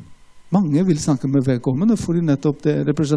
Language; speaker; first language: Norwegian; non-native, fluent; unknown